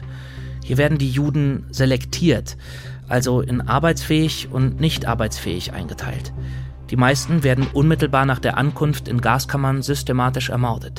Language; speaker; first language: German; native; German